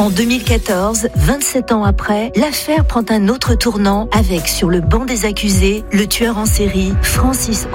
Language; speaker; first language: French; native; French